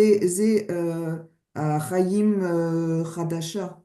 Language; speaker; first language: Hebrew; non-native, learner; French